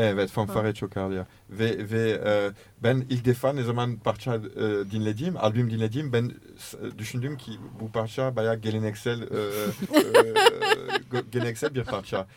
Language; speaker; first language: Turkish; non-native, learner; French